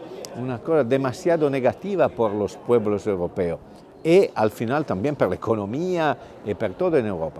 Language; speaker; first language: Spanish; non-native, fluent; Italian